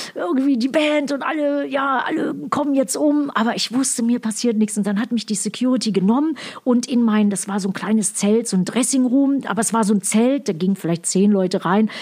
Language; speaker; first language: German; native; German